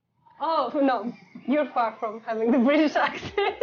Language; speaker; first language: English; non-native, fluent; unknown